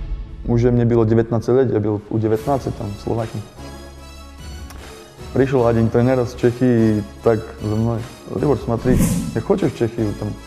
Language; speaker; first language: Russian; non-native, learner; Slovak